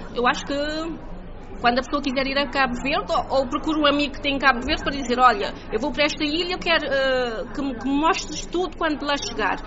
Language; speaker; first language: Portuguese; non-native, local second language; Kabuverdianu